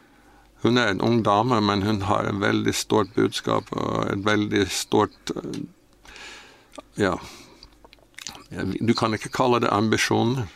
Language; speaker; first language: Norwegian; non-native, fluent; English